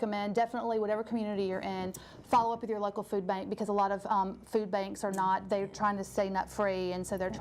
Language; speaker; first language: English; native; English